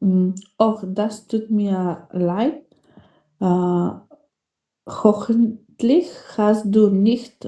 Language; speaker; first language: German; non-native, learner; Macedonian